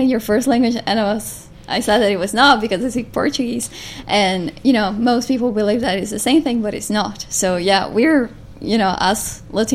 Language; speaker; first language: English; non-native, fluent; Portuguese